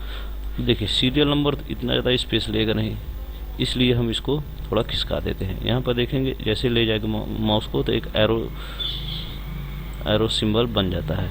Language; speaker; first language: Hindi; native; Hindi